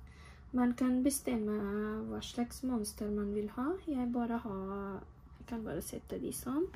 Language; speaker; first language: Norwegian; non-native, fluent; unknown